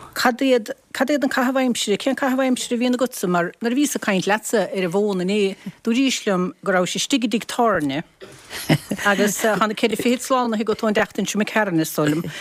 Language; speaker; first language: Irish; native; Irish